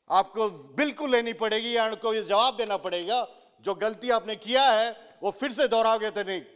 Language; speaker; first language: Hindi; non-native, local second language; Odia